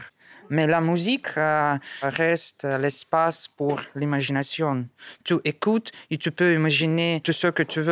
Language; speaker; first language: French; non-native, learner; Russian